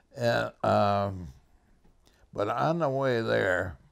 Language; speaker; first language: English; native; English